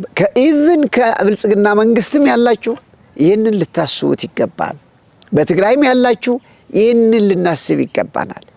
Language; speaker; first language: Amharic; native; Amharic